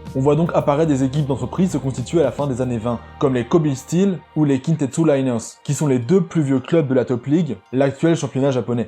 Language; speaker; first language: French; native; French